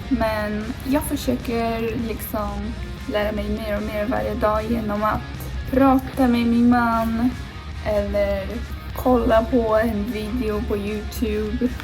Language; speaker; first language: Swedish; non-native, fluent; Portuguese